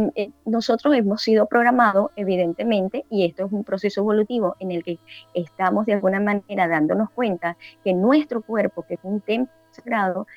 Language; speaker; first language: Spanish; native; Spanish